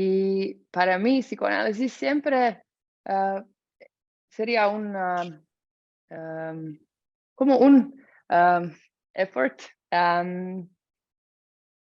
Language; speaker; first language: Spanish; non-native, fluent; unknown